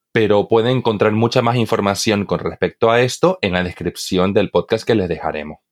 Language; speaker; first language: Spanish; native; Spanish